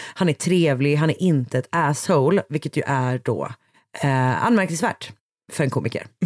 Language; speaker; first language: Swedish; native; Swedish